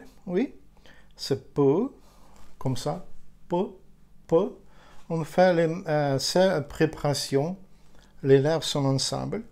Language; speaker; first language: French; non-native, fluent; Ukrainian